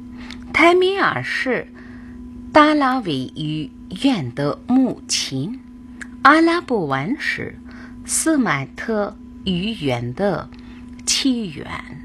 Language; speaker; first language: Chinese; non-native, learner; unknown